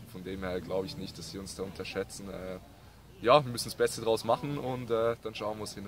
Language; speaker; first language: German; native; German